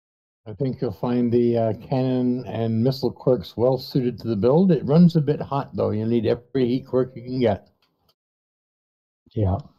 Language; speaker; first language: English; native; English